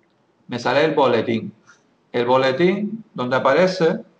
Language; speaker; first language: Spanish; native; Spanish